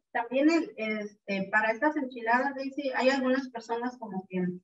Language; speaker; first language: English; early bilingual, heritage; Spanish